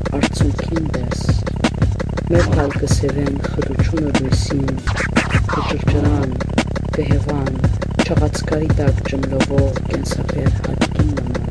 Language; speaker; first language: Armenian; early bilingual, heritage; Armenian